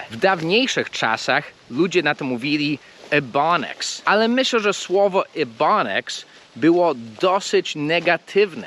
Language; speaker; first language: Polish; non-native, fluent; English